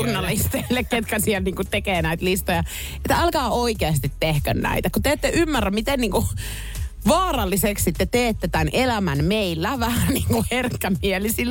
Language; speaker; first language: Finnish; native; Finnish